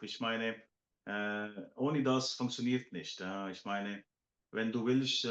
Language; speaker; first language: German; non-native, fluent; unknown